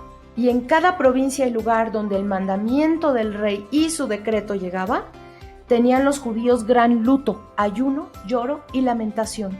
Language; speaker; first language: Spanish; native; Spanish